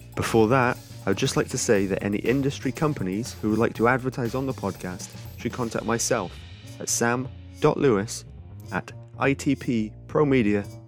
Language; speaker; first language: English; native; English